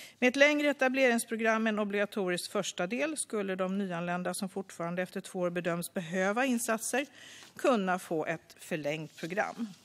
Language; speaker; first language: Swedish; native; Swedish